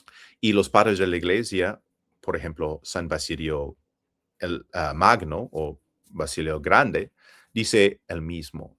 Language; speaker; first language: Spanish; non-native, fluent; English